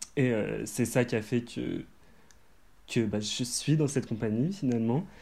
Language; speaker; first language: French; native; French